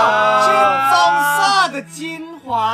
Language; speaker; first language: Chinese; non-native, learner; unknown